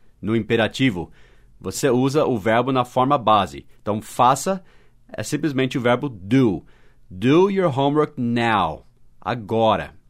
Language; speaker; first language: Portuguese; non-native, fluent; English